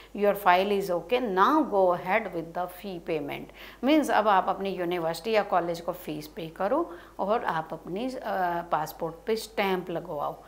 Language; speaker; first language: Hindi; non-native, local second language; Punjabi